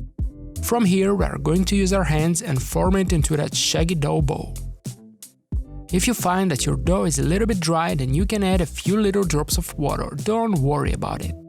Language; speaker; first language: English; non-native, fluent; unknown